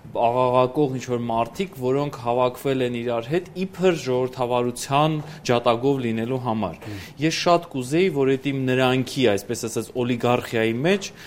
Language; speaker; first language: Armenian; native; Armenian